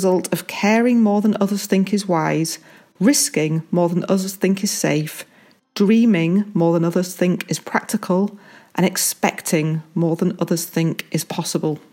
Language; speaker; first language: English; native; English